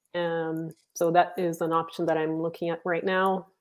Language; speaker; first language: English; non-native, fluent; Portuguese